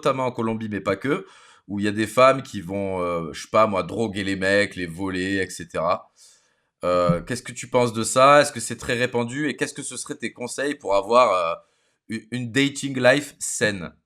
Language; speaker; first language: French; native; French